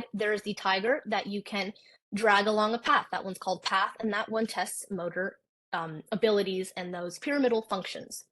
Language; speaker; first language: English; native; English